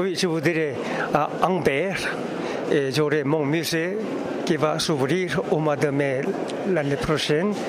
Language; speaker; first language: French; non-native, fluent; Korean